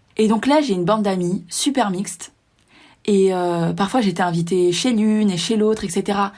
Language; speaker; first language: French; native; French